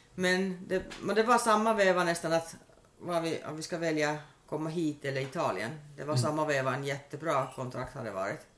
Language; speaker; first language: Swedish; non-native, local second language; Finnish